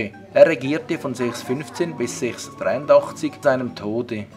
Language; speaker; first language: German; native; German